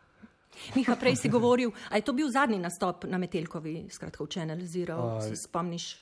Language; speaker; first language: Slovenian; native; Slovenian